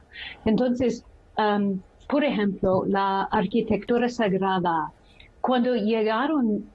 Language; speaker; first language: Spanish; non-native, fluent; English